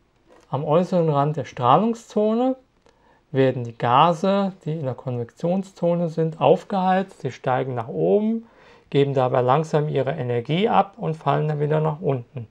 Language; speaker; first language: German; native; German